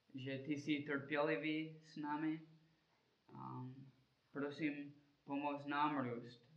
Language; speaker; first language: Czech; non-native, learner; English